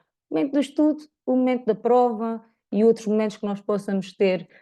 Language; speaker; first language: Portuguese; native; Portuguese